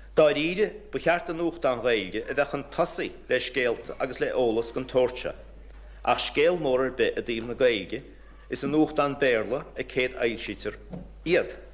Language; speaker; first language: Irish; native; Irish